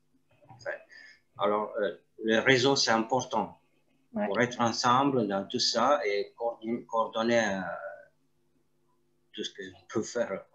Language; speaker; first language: French; non-native, fluent; Romanian